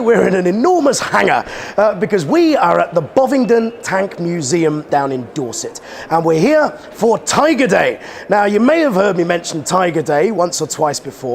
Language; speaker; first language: English; native; English